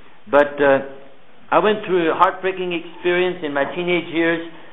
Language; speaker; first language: English; early bilingual, other home language; Pennsylvania German